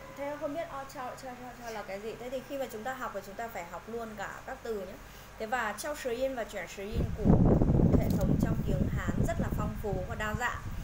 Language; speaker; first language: Vietnamese; native; Vietnamese